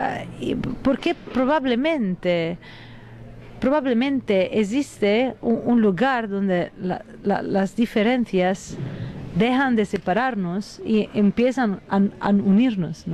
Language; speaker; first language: Spanish; non-native, fluent; Italian